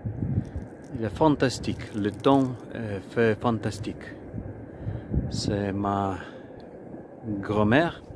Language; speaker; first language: French; non-native, learner; Ukrainian